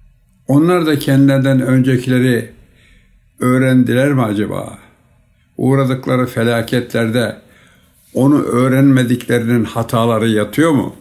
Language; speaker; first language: Turkish; native; Turkish